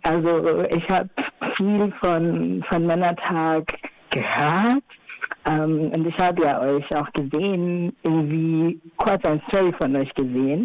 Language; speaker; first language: German; non-native, fluent; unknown